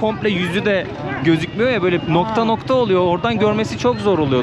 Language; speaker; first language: Turkish; native; Turkish